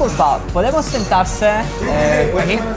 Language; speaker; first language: Spanish; non-native, learner; Italian